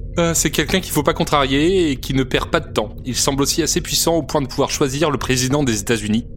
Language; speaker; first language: French; native; French